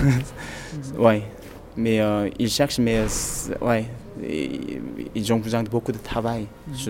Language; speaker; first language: French; non-native, fluent; Korean